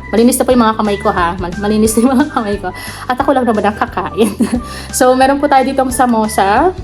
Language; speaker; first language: Filipino; native; Filipino